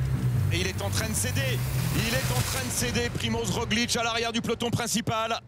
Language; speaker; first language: French; native; French